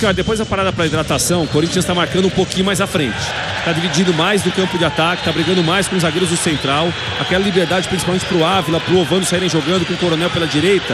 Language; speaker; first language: Portuguese; native; Portuguese